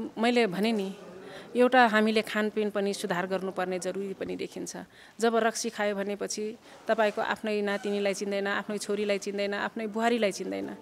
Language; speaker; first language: Nepali; non-native, local second language; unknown